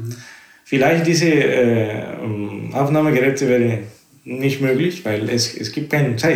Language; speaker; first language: German; non-native, fluent; Spanish